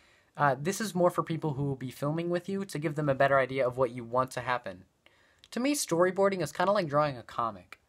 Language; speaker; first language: English; native; English